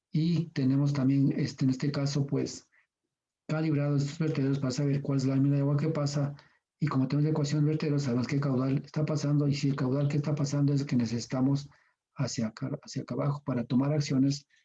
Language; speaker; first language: Spanish; native; Spanish